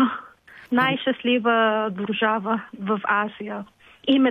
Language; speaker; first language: Bulgarian; non-native, learner; Filipino